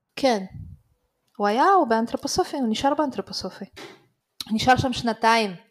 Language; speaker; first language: Hebrew; early bilingual, other home language; Russian